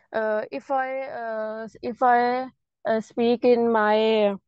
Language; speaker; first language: English; non-native, local second language; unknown